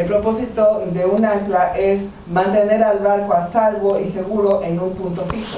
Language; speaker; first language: Spanish; native; Spanish